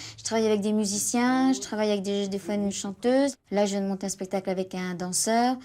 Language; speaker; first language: French; native; French